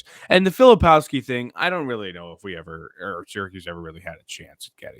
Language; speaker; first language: English; native; English